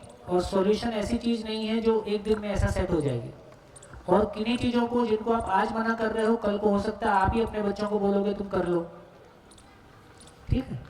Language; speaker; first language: Hindi; native; Hindi